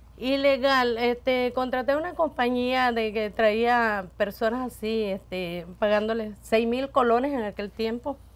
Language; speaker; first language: Spanish; native; Spanish